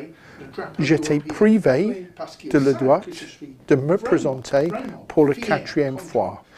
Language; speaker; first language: French; non-native, fluent; English